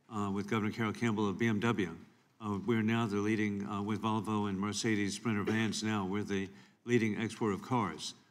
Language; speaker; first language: English; native; English